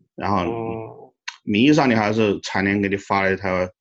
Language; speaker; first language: Chinese; native; Chinese